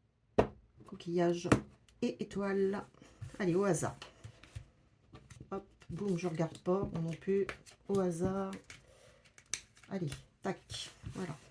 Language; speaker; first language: French; native; French